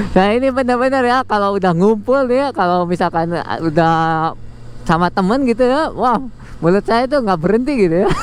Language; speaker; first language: Indonesian; native; Indonesian